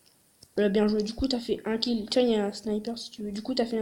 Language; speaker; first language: French; native; French